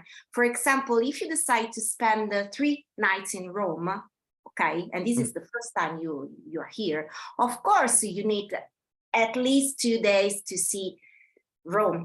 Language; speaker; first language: English; non-native, fluent; Italian